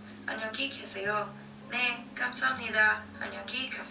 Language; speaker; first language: Korean; non-native, learner; English